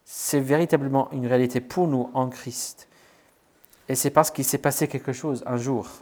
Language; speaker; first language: French; non-native, fluent; English